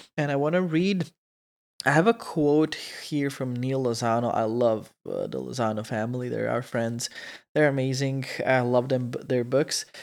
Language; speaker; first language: English; non-native, fluent; Croatian